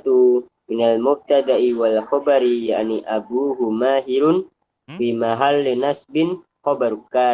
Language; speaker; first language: Arabic; non-native, learner; Indonesian